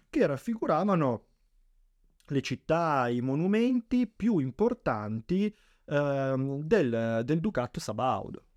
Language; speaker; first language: Italian; native; Italian